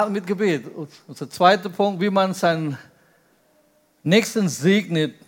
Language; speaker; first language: German; non-native, fluent; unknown